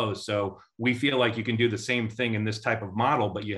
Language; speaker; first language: English; native; English